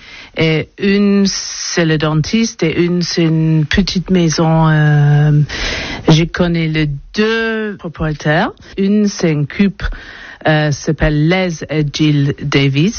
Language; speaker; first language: French; non-native, learner; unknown